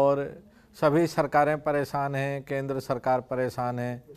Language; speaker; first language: Hindi; native; Hindi